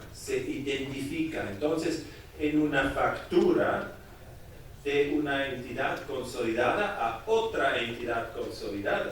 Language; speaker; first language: Spanish; non-native, fluent; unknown